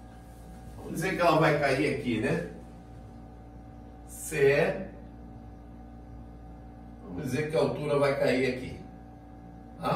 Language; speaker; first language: Portuguese; native; Portuguese